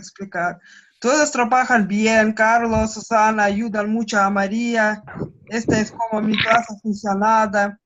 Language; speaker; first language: Spanish; non-native, learner; Russian